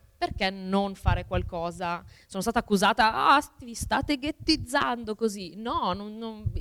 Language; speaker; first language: Italian; early bilingual, other home language; Albanian